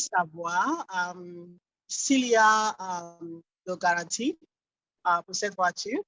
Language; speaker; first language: French; non-native, learner; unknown